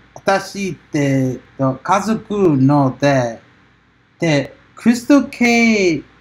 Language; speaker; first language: Japanese; non-native, learner; English